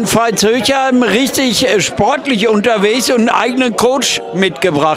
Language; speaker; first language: German; native; German